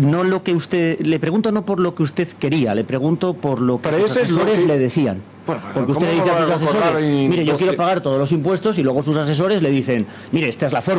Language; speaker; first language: Spanish; native; Spanish